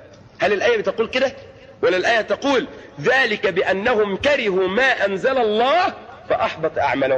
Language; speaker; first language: Arabic; native; Arabic